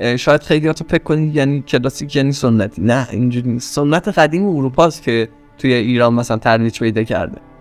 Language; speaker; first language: Persian; non-native, local second language; Azerbaijani